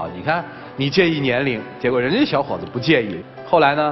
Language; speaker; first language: Chinese; native; Chinese